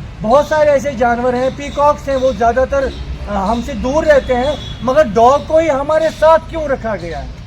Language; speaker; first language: Hindi; non-native, local second language; Kashmiri